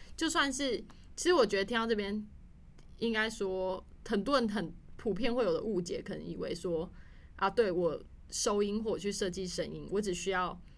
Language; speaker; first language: Chinese; native; Chinese